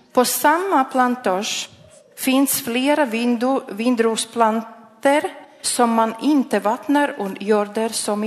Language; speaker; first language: Swedish; non-native, learner; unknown